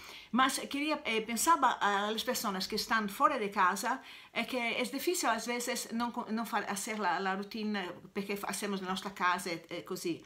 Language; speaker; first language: Spanish; non-native, learner; Italian